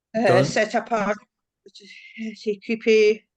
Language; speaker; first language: French; non-native, learner; English